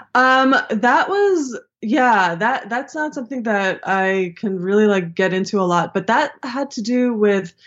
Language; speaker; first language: English; early bilingual, other home language; Hebrew